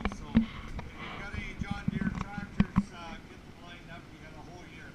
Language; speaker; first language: English; native; English